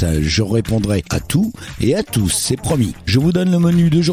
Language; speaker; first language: French; native; French